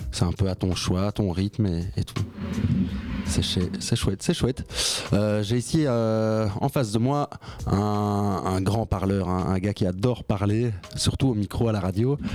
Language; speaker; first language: French; native; French